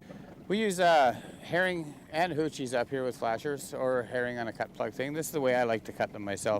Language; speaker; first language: English; native; English